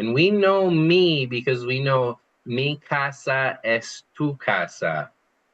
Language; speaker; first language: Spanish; non-native, fluent; English